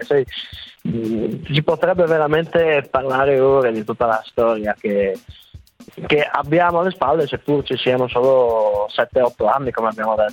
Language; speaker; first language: Italian; native; Italian